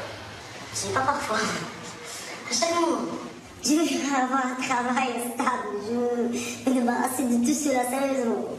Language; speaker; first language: French; non-native, local second language; Arabic